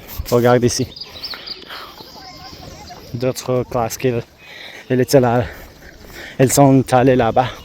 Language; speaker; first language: French; non-native, learner; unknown